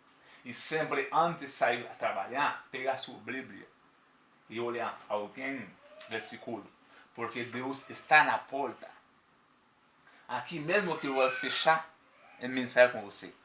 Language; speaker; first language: Portuguese; non-native, learner; Haitian Creole